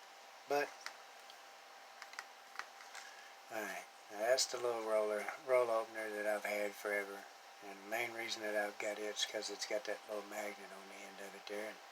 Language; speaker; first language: English; native; English